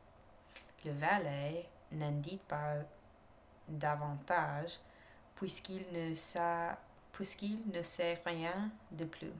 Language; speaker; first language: French; non-native, learner; English